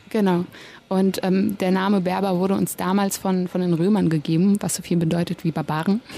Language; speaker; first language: German; native; German